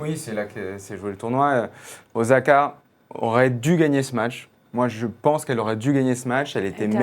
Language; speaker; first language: French; native; French